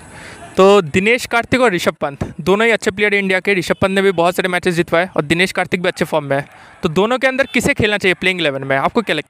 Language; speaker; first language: Hindi; native; Hindi